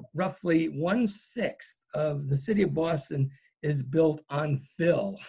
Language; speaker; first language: English; native; English